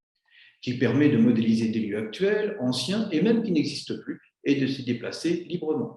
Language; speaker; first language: French; native; French